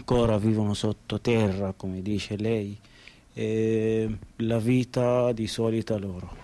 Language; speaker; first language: Italian; non-native, learner; Arabic